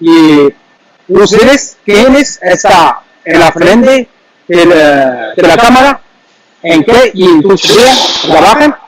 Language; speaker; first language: Spanish; non-native, learner; Chinese